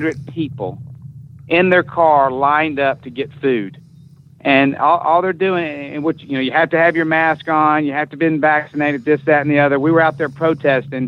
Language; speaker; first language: English; native; English